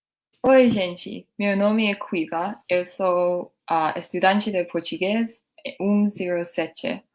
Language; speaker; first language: Portuguese; non-native, learner; English